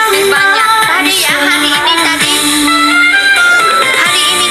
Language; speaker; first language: Indonesian; non-native, learner; Turkish